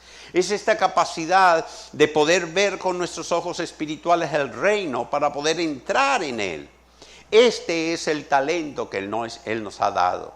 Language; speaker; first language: Spanish; native; Spanish